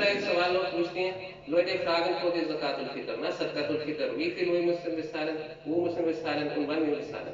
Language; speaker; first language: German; non-native, learner; Urdu